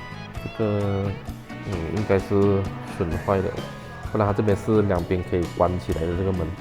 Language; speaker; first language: Chinese; native; Chinese